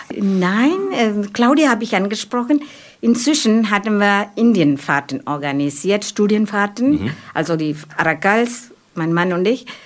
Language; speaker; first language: German; non-native, fluent; Malayalam